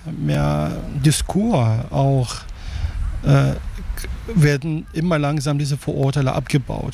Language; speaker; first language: German; non-native, fluent; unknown